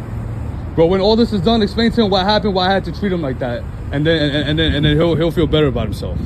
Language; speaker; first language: English; native; English